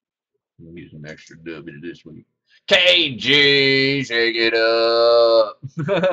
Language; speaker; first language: English; native; English